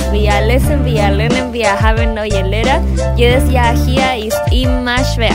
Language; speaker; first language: German; non-native, learner; Spanish